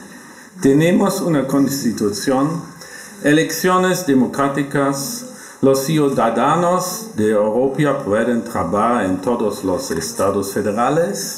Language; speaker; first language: Spanish; non-native, learner; German